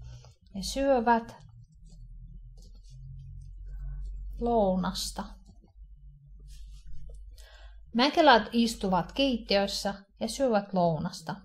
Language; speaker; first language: Finnish; non-native, fluent; Russian